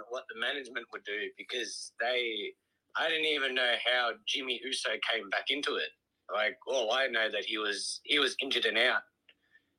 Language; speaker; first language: English; native; English